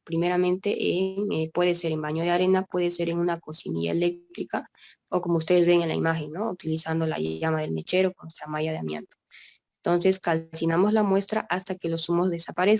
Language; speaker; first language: Spanish; native; Spanish